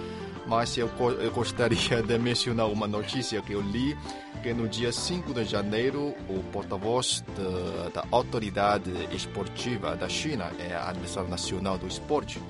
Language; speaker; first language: Portuguese; non-native, fluent; Chinese